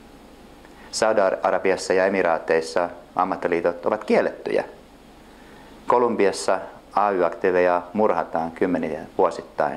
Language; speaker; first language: Finnish; native; Finnish